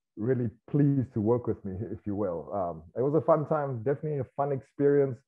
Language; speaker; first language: English; native; English